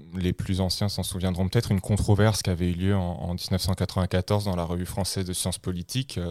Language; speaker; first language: French; native; French